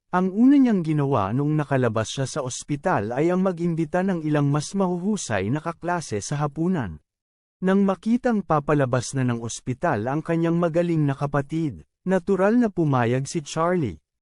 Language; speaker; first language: Filipino; native; Filipino